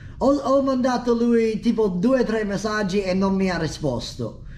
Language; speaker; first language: Italian; non-native, fluent; English